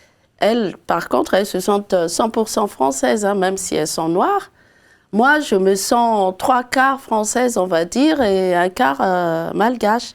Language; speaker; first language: French; non-native, local second language; Malagasy